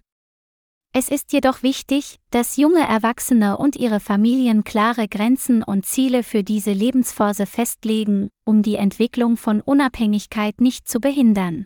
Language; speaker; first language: German; non-native, learner; Vietnamese